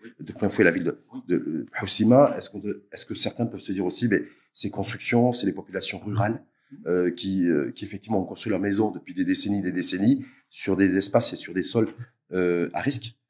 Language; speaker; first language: French; native; French